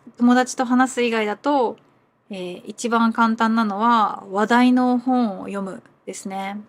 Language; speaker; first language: Japanese; native; Japanese